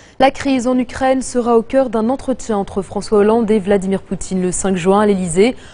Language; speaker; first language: French; non-native, local second language; Arabic